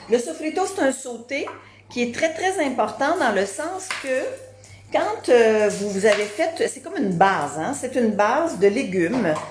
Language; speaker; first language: French; native; French